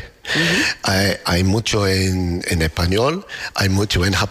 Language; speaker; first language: Spanish; non-native, learner; English